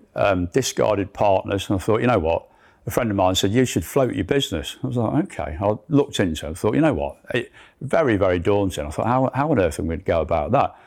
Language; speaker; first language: English; native; English